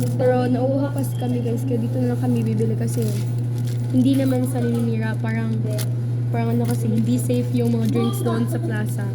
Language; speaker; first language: Filipino; non-native, local second language; Cebuano